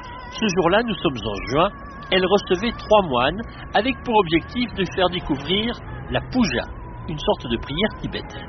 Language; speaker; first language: French; native; French